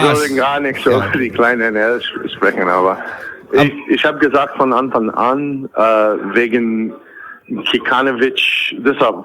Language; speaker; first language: German; non-native, fluent; English